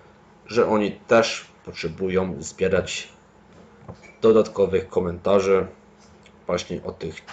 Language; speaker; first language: Polish; early bilingual, heritage; Polish